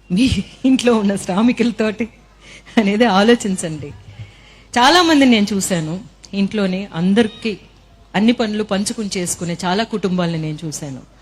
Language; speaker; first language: Telugu; native; Telugu